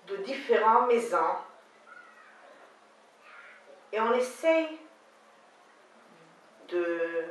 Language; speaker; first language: French; non-native, learner; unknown